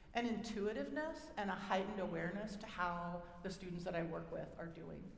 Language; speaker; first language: English; native; English